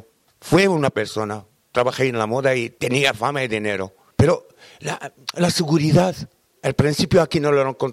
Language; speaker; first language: Spanish; non-native, fluent; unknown